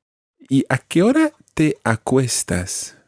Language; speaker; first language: Spanish; non-native, fluent; English